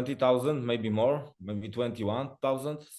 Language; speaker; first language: English; non-native, learner; Polish